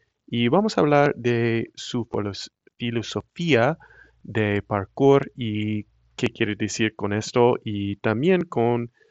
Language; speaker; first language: Spanish; non-native, fluent; English